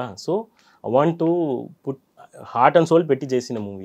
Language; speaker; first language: Telugu; non-native, fluent; Tamil